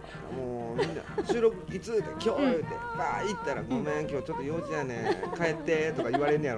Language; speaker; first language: Japanese; native; Japanese